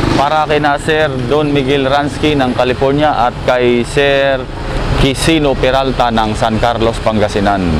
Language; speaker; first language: Filipino; non-native, local second language; Cebuano